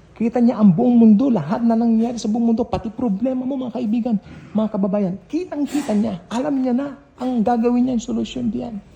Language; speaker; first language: Filipino; native; Filipino